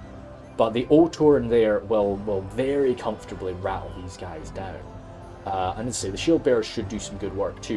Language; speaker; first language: English; native; English